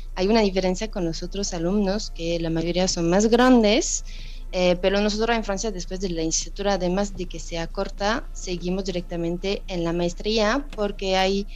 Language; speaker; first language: Spanish; non-native, fluent; French